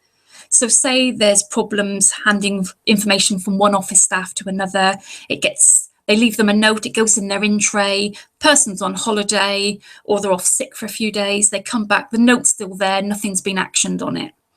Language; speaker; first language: English; native; English